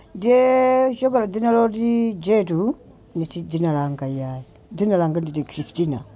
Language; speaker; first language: Nyanja; native; Nyanja